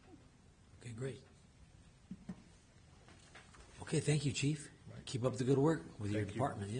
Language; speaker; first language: English; native; English